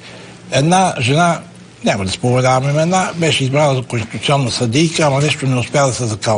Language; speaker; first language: Bulgarian; native; Bulgarian